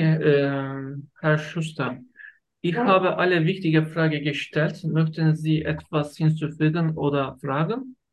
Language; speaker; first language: German; non-native, learner; Turkish